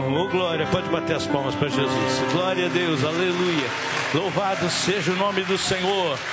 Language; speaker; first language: Portuguese; native; Portuguese